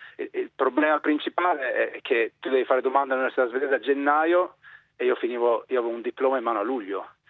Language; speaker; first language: Italian; native; Italian